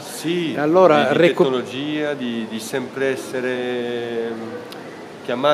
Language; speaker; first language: Italian; non-native, fluent; French